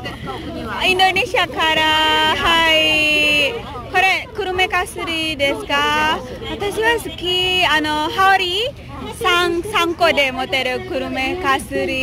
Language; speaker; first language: Japanese; non-native, learner; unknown